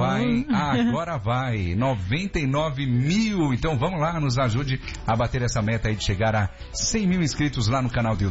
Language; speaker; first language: Portuguese; native; Portuguese